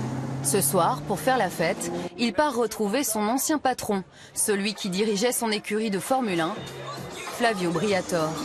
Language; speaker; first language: French; native; French